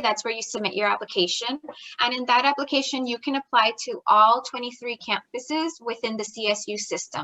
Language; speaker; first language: English; native; English